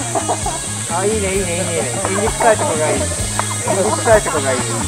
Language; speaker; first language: Japanese; native; Japanese